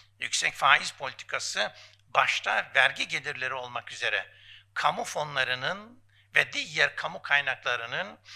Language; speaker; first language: Turkish; native; Turkish